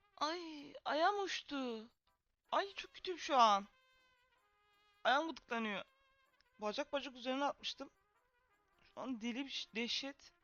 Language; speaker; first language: Turkish; native; Turkish